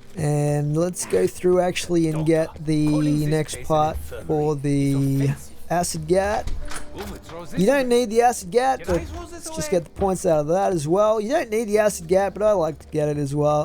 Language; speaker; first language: English; native; English